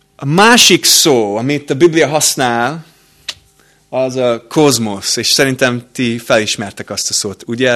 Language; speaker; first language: Hungarian; non-native, fluent; English